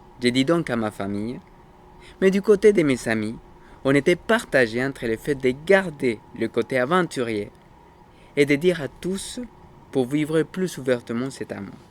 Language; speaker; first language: French; non-native, fluent; Spanish